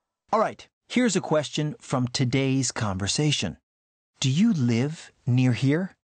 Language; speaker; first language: English; native; English